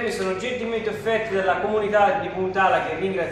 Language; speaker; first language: Italian; native; Italian